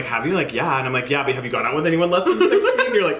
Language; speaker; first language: English; native; English